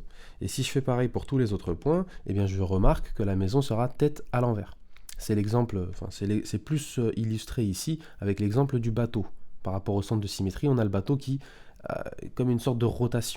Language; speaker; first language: French; native; French